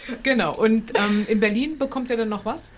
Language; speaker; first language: German; native; German